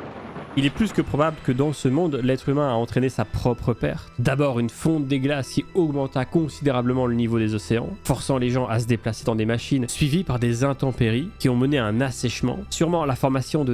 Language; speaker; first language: French; native; French